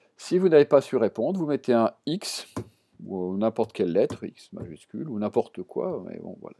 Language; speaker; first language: French; native; French